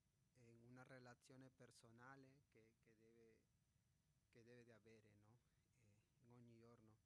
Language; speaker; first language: Italian; non-native, fluent; Spanish